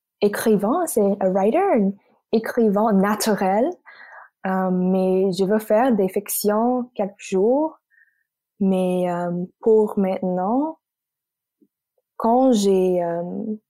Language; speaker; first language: French; non-native, local second language; English